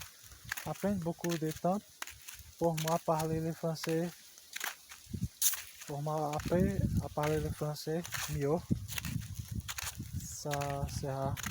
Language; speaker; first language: French; non-native, learner; Portuguese